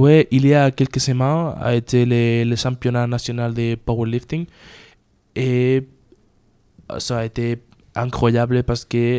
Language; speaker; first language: French; non-native, learner; Spanish